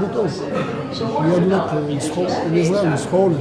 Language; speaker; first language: Dutch; non-native, learner; Hebrew